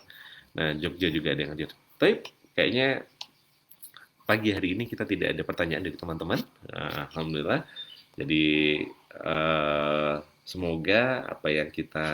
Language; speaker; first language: Indonesian; native; Indonesian